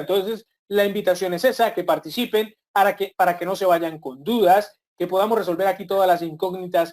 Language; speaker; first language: Spanish; native; Spanish